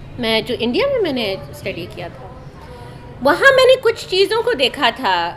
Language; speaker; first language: Urdu; early bilingual, heritage; Urdu